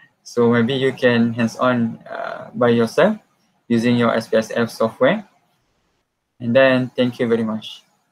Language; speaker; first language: English; non-native, local second language; Malay